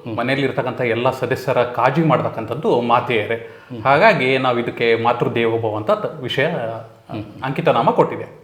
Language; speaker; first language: Kannada; native; Kannada